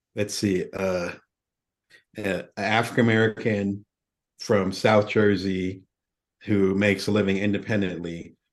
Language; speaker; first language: English; native; English